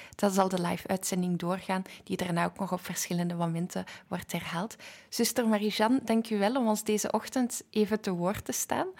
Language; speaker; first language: Dutch; native; Dutch